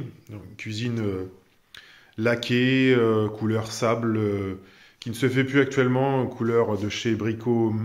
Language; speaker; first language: French; native; French